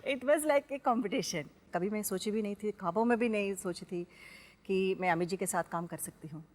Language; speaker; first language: Hindi; non-native, local second language; Telugu